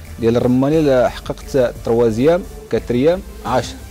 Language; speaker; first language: Arabic; native; Arabic